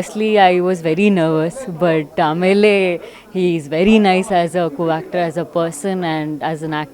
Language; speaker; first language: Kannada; non-native, learner; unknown